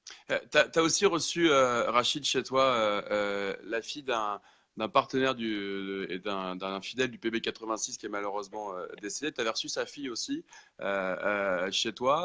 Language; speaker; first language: French; native; French